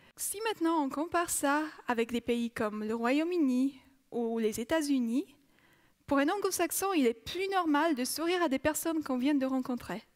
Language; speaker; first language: French; non-native, fluent; Polish